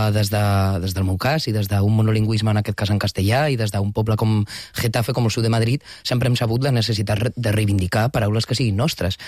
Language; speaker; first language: Catalan; non-native, local second language; Spanish